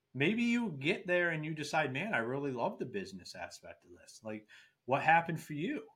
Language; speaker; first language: English; native; English